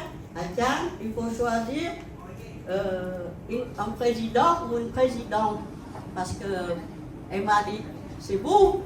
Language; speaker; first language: French; non-native, fluent; Khmer